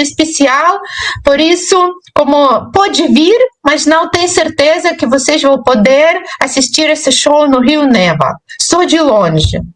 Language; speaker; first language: Portuguese; non-native, fluent; Russian